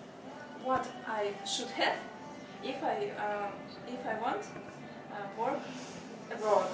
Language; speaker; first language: English; non-native, learner; Russian